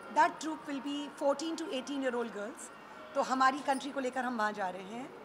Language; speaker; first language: Hindi; native; Hindi